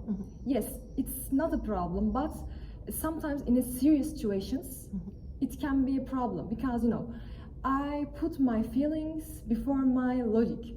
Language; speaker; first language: English; non-native, fluent; Turkish